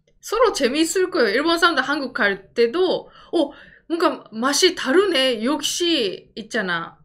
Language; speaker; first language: Korean; non-native, fluent; Japanese